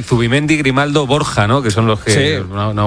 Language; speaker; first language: Spanish; native; Spanish